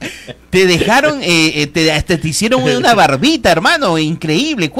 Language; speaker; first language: Spanish; native; Spanish